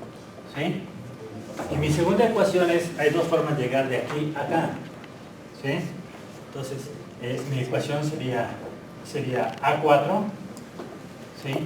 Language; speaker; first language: Spanish; native; Spanish